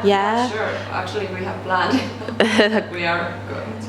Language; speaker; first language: English; non-native, fluent; Finnish